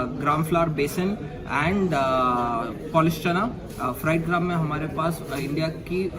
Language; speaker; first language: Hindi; non-native, local second language; Gujarati